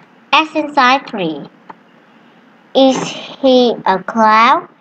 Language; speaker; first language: English; non-native, learner; Vietnamese